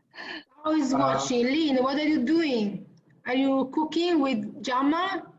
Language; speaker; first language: English; non-native, fluent; Italian